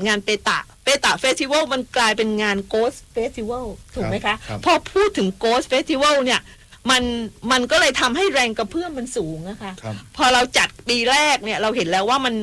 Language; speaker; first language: Thai; native; Thai